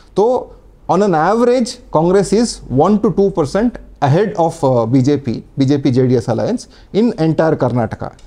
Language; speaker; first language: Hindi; non-native, local second language; Kannada